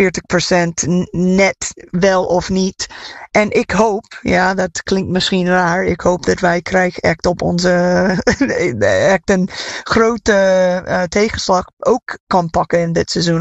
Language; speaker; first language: Dutch; non-native, fluent; English